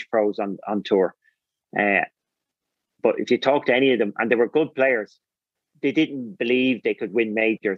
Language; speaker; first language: English; native; English